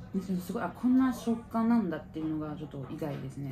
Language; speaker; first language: Japanese; non-native, fluent; French